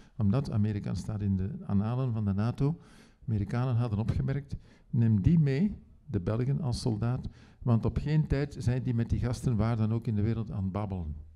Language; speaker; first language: Dutch; native; Dutch